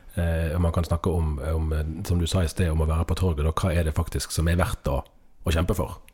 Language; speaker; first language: Norwegian; native; Norwegian